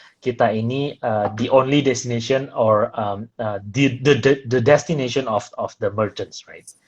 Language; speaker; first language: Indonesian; native; Indonesian